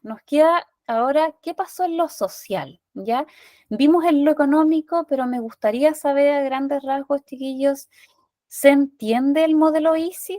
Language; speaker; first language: Spanish; native; Spanish